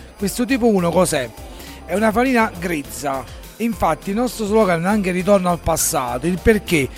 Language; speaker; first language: Italian; native; Italian